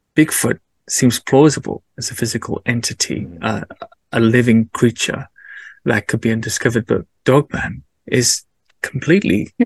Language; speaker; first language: English; native; English